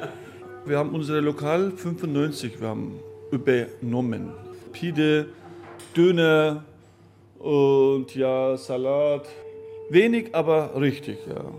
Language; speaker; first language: German; non-native, learner; Turkish